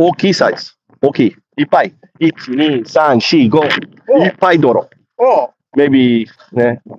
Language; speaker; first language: Japanese; non-native, learner; English